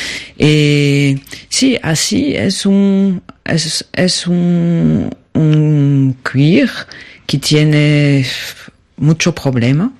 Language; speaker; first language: Spanish; non-native, fluent; French